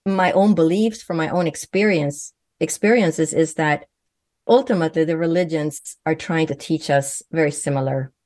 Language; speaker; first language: English; non-native, fluent; Swedish